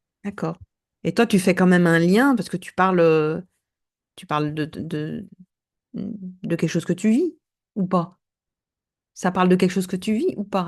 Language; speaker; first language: French; native; French